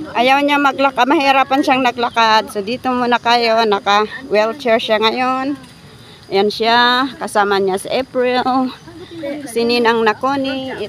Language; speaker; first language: Filipino; non-native, local second language; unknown